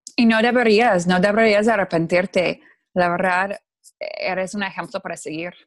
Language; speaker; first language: Spanish; non-native, fluent; English